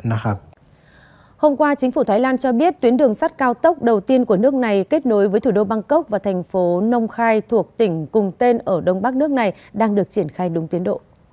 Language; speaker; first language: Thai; non-native, fluent; Vietnamese